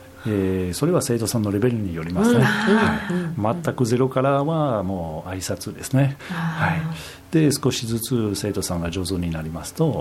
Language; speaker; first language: Japanese; non-native, fluent; French